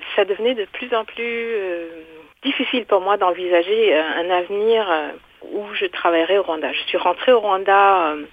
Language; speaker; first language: French; non-native, local second language; Kinyarwanda